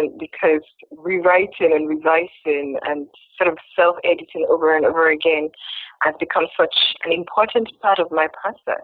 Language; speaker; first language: English; non-native, local second language; Yoruba